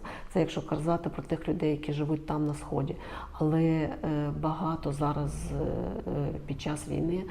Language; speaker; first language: Ukrainian; native; Ukrainian